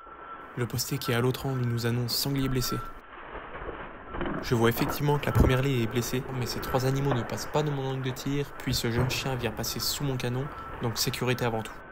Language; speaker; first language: French; native; French